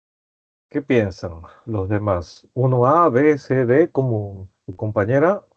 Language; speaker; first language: Spanish; native; Spanish